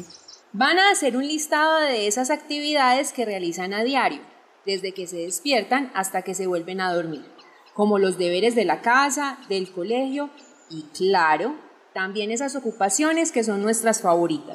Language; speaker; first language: Spanish; native; Spanish